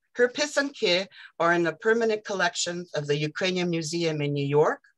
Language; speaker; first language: English; early bilingual, other home language; Ukrainian